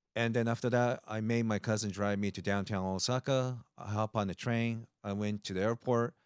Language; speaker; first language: English; early bilingual, other home language; Japanese